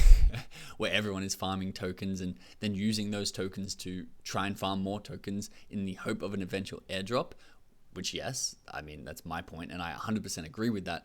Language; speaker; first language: English; native; English